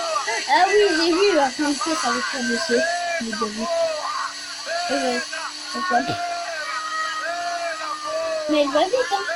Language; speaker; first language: French; native; French